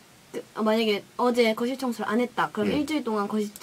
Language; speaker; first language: Korean; native; Korean